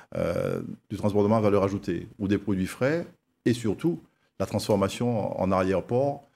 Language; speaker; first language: French; native; French